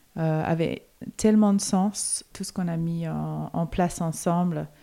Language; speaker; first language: French; non-native, fluent; English